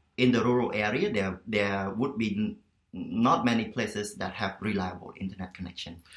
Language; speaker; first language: English; non-native, fluent; Khmer